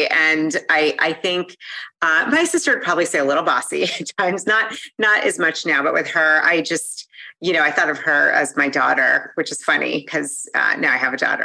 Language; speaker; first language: English; native; English